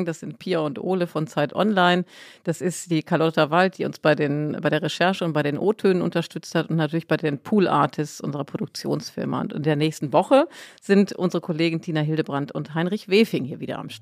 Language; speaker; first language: German; native; German